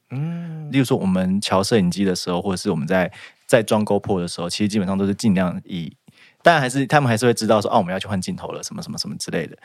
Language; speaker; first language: Chinese; native; Chinese